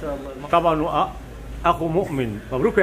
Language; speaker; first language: Arabic; native; Arabic